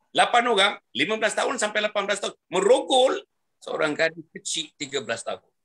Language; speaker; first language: Malay; native; Malay